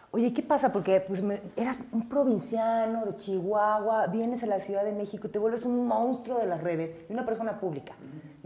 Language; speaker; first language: Spanish; native; Spanish